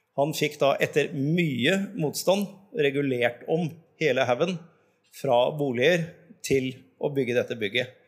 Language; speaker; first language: Norwegian; native; Norwegian